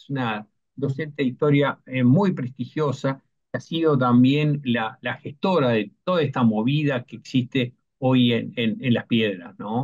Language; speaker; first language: Spanish; native; Spanish